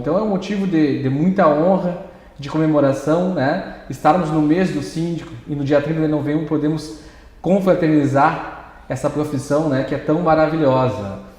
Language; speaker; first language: Portuguese; native; Portuguese